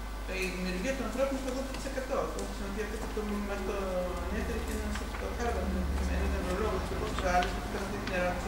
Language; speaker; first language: Greek; native; Greek